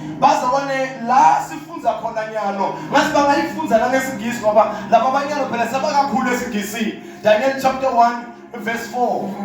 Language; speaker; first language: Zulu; non-native, local second language; Swati